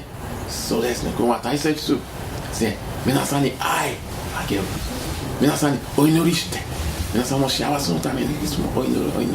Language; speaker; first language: Japanese; non-native, learner; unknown